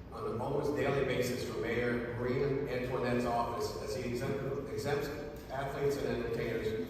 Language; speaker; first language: English; native; English